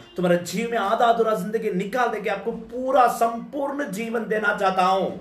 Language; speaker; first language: Hindi; non-native, local second language; Telugu